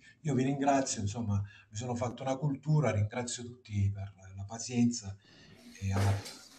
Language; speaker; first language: Italian; native; Italian